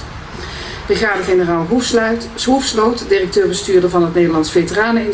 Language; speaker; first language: Dutch; native; Dutch